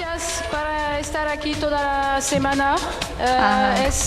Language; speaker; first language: Spanish; non-native, learner; French